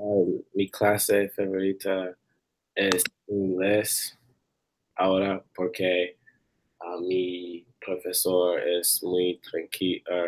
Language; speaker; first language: Spanish; non-native, learner; English